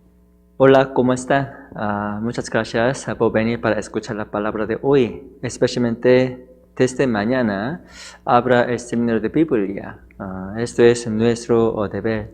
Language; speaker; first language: Spanish; non-native, fluent; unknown